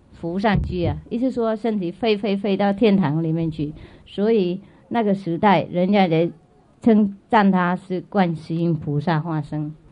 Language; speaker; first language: Chinese; non-native, fluent; Vietnamese